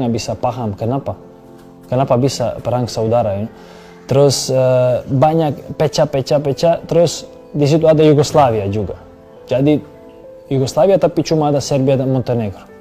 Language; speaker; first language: Indonesian; non-native, fluent; Serbian